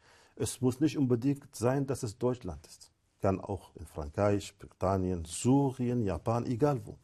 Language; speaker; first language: German; non-native, fluent; Arabic